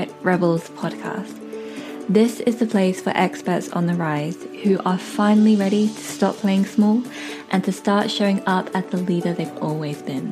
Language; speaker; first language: English; native; English